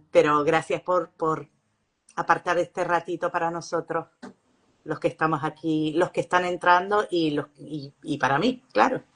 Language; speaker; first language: Spanish; native; Spanish